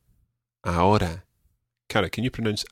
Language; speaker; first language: Spanish; non-native, fluent; English